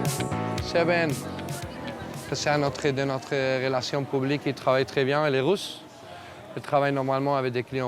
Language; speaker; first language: French; non-native, learner; Spanish